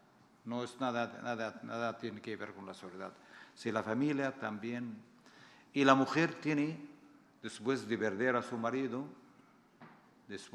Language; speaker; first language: Spanish; non-native, fluent; Arabic